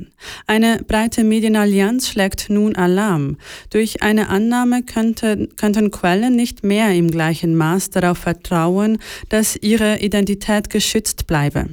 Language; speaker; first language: German; native; German